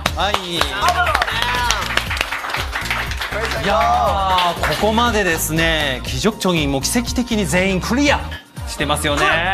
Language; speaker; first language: Japanese; native; Japanese